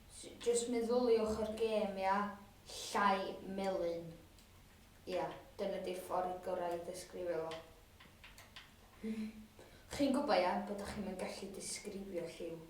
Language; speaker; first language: Welsh; native; Welsh